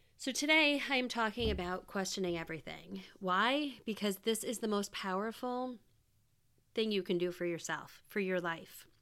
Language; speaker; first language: English; native; English